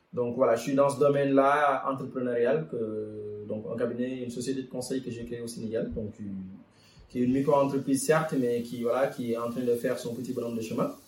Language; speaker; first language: French; non-native, local second language; Wolof